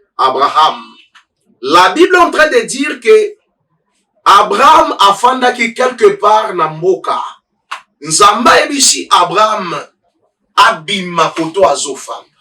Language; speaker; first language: Lingala; native; Lingala